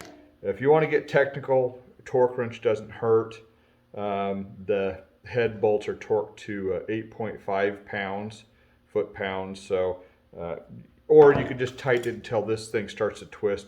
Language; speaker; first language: English; native; English